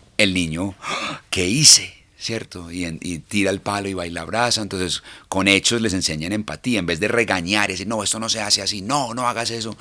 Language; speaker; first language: Spanish; early bilingual, heritage; English